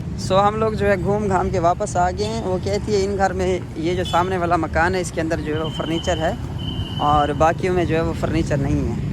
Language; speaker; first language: Urdu; non-native, local second language; Saraiki